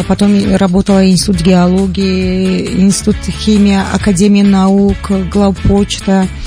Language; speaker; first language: Russian; non-native, local second language; Tajik